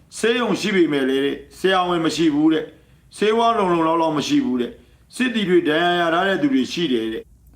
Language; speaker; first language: Burmese; native; Burmese